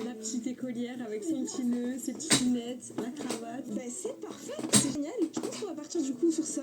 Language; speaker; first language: French; native; French